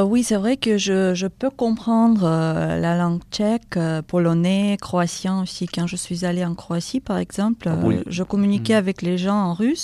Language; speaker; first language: French; non-native, fluent; Russian